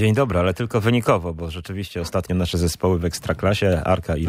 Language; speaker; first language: Polish; native; Polish